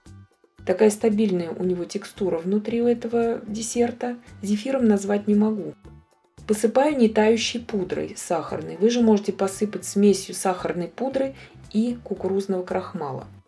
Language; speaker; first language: Russian; native; Russian